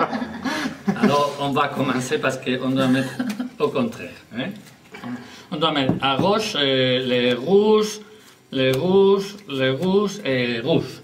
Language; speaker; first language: French; non-native, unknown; Spanish